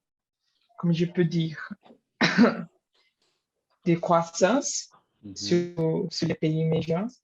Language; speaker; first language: French; non-native, learner; Portuguese